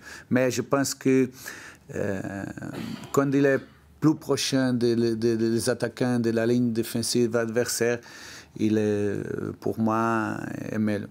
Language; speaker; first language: French; non-native, learner; Portuguese